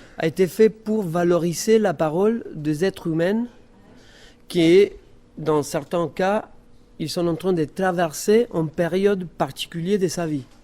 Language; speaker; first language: French; non-native, fluent; Spanish